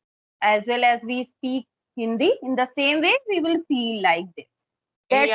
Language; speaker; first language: English; non-native, fluent; Hindi